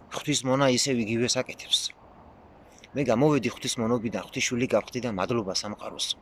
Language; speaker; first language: Georgian; non-native, local second language; Mingrelian